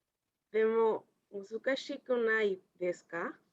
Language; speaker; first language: Japanese; non-native, learner; Spanish